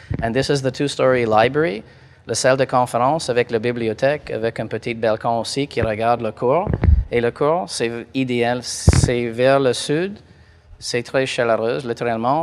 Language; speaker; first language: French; non-native, fluent; English